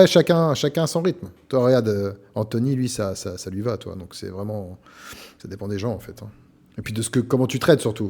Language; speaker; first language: French; native; French